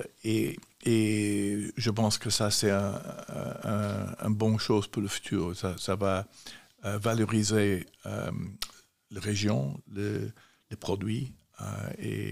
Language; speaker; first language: French; non-native, fluent; English